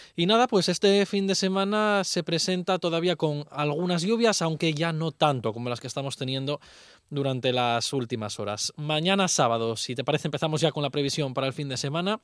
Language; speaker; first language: Spanish; native; Spanish